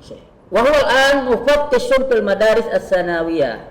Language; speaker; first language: Arabic; non-native, fluent; Indonesian